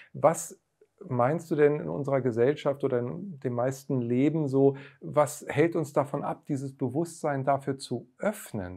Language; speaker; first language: German; native; German